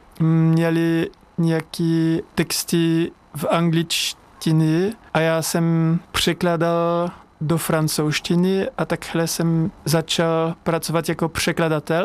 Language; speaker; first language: Czech; non-native, fluent; French